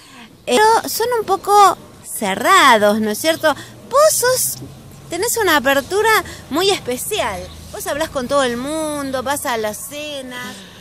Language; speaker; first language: Spanish; native; Spanish